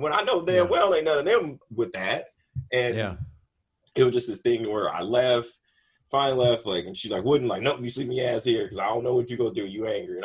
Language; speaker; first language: English; native; English